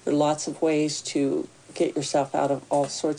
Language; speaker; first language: English; native; English